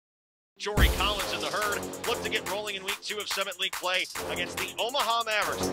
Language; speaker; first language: English; native; English